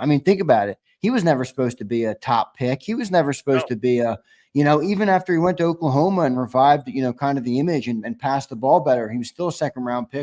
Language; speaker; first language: English; native; English